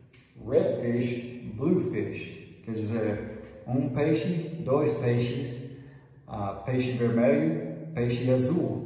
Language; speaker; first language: Portuguese; non-native, fluent; English